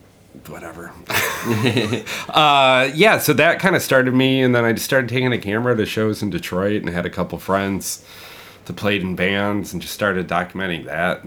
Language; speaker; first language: English; native; English